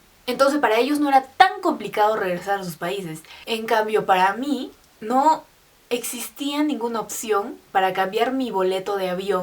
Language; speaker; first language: Spanish; native; Spanish